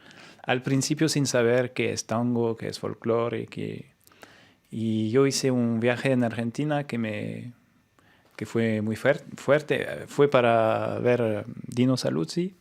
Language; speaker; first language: Spanish; non-native, fluent; French